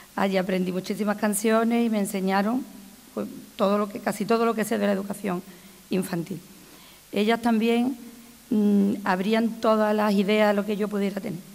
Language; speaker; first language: Spanish; native; Spanish